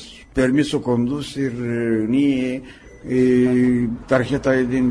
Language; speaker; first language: Spanish; non-native, learner; Romanian